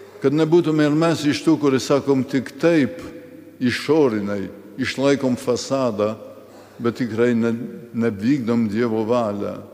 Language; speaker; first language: Lithuanian; early bilingual, heritage; Lithuanian